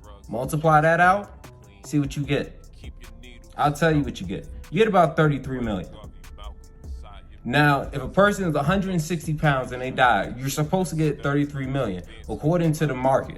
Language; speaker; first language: English; native; English